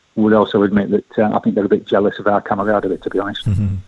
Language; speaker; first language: English; native; English